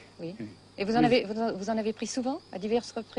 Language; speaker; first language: French; native; French